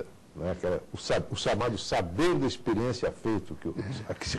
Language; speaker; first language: Portuguese; native; Portuguese